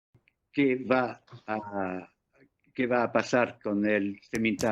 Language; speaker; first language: Spanish; non-native, fluent; English